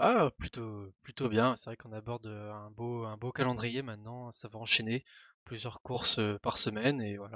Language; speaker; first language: French; native; French